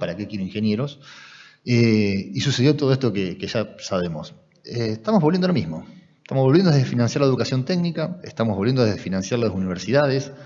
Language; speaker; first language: Spanish; native; Spanish